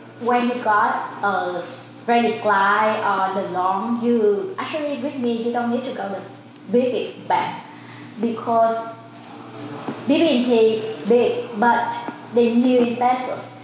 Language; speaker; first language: English; non-native, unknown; Vietnamese